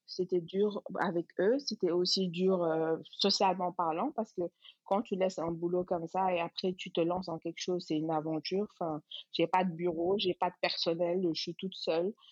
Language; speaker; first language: French; non-native, local second language; Wolof